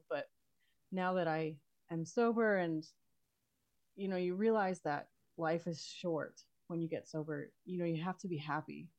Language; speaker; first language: English; native; English